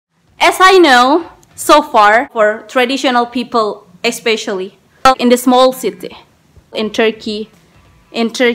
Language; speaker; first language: English; non-native, learner; Indonesian